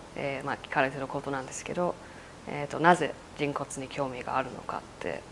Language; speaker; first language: Japanese; non-native, fluent; English